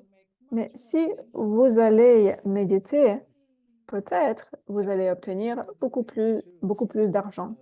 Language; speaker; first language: French; non-native, fluent; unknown